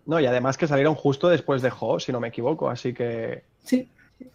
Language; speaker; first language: Spanish; native; Spanish